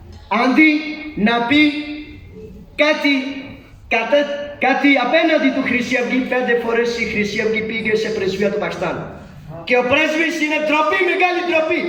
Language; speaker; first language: Greek; non-native, fluent; Urdu